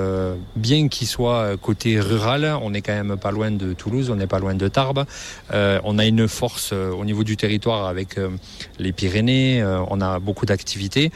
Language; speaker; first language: French; native; French